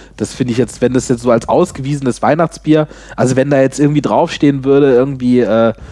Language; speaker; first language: German; native; German